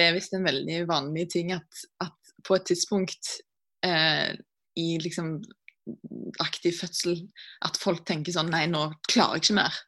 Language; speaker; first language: Norwegian; native; Norwegian